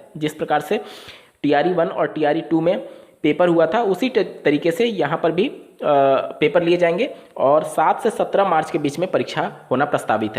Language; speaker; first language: Hindi; native; Hindi